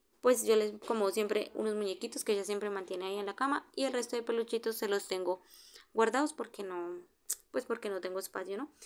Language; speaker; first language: Spanish; native; Spanish